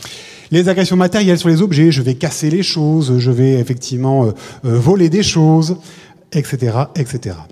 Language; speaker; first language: French; native; French